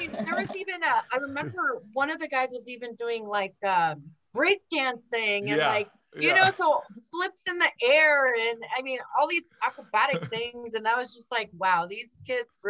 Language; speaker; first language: English; early bilingual, other home language; Spanish